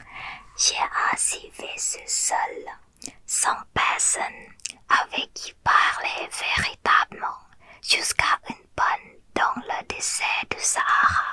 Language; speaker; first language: French; non-native, learner; Thai